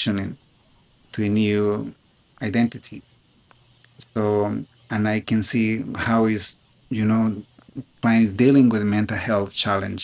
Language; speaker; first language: English; non-native, fluent; Spanish